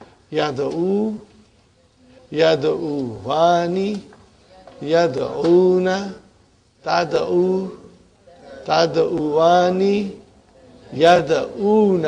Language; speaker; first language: Arabic; non-native, fluent; Urdu